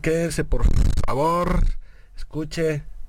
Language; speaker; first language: Spanish; native; Spanish